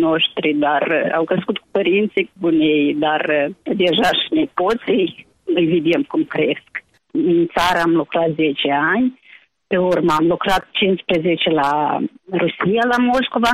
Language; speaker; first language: Romanian; native; Romanian